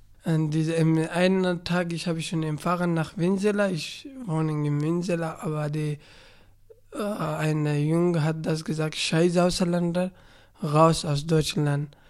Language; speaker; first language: German; non-native, learner; Persian